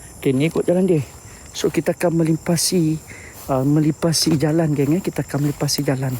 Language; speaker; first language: Malay; native; Malay